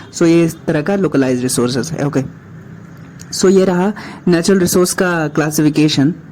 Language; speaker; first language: Hindi; native; Hindi